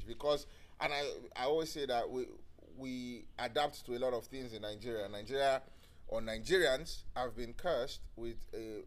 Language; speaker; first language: English; non-native, local second language; Yoruba